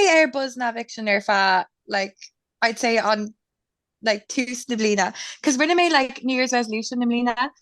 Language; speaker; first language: Irish; non-native, local second language; English